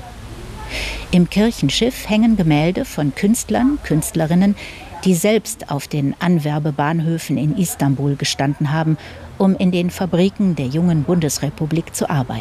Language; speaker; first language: German; native; German